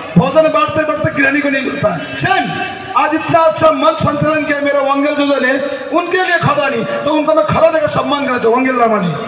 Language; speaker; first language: Hindi; non-native, local second language; Bangla